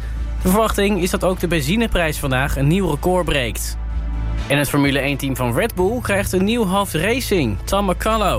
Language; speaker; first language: Dutch; native; Dutch